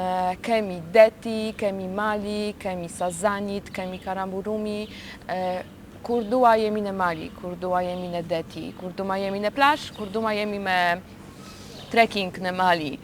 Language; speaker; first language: Albanian; non-native, learner; Polish